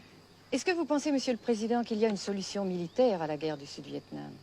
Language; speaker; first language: French; native; French